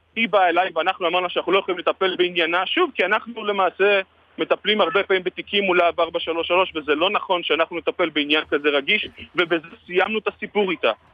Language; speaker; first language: Hebrew; native; Hebrew